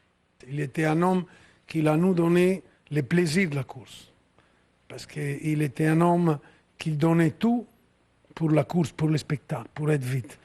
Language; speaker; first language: French; non-native, fluent; Italian